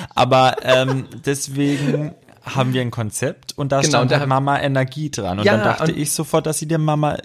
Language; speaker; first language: German; native; German